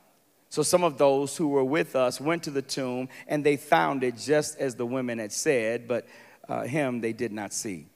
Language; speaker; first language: English; native; English